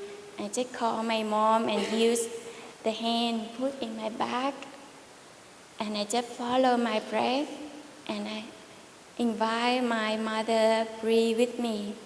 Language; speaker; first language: English; non-native, learner; Vietnamese